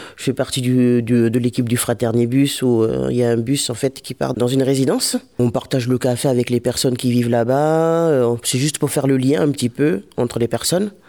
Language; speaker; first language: French; early bilingual, other home language; Lingala